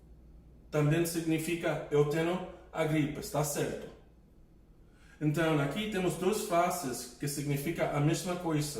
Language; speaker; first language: Portuguese; non-native, fluent; English